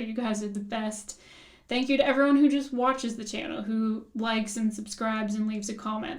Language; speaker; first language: English; native; English